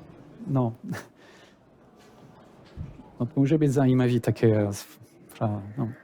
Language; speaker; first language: Czech; non-native, learner; French